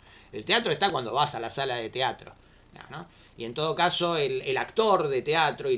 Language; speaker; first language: Spanish; native; Spanish